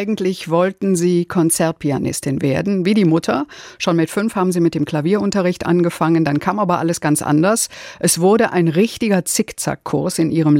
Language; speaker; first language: German; native; German